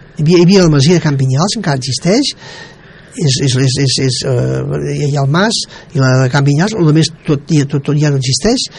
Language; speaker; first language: Catalan; native; Catalan